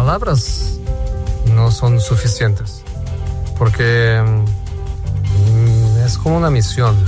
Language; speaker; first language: Spanish; non-native, fluent; Portuguese